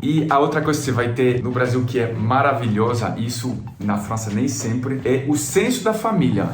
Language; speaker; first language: Portuguese; non-native, fluent; French